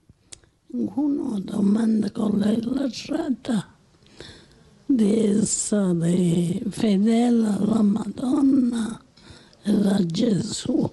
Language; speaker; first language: Italian; non-native, local second language; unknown